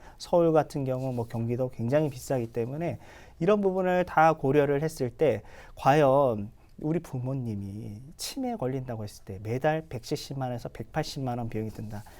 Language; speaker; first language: Korean; native; Korean